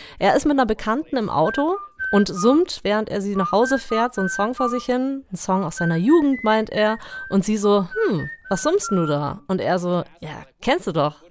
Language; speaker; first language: German; native; German